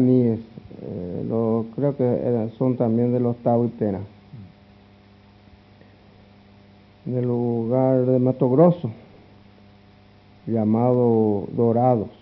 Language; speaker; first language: Spanish; non-native, local second language; Guarani